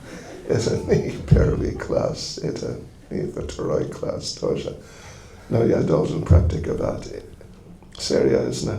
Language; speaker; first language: Russian; non-native, learner; English